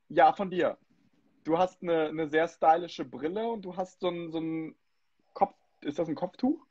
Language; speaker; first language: German; early bilingual, other home language; Russian